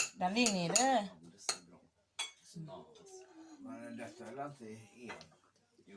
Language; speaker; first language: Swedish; non-native, fluent; Thai